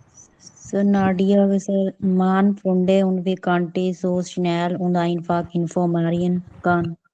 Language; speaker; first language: German; non-native, learner; Hindi